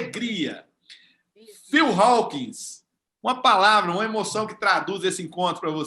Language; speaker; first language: Portuguese; native; Portuguese